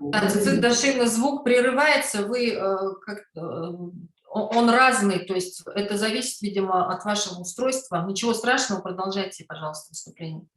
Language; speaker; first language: Russian; native; Russian